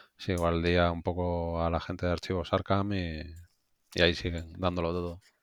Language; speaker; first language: Spanish; native; Spanish